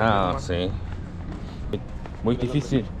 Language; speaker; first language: Spanish; non-native, learner; Korean